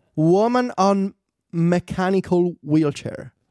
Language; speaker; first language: English; non-native, fluent; Italian